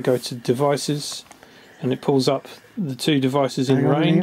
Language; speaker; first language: English; native; English